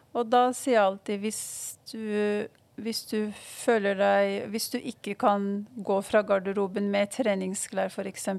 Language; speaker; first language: Norwegian; non-native, fluent; Arabic